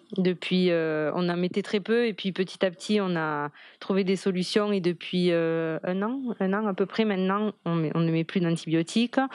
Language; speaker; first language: French; native; French